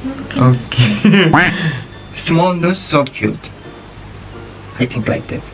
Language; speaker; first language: English; non-native, learner; Turkish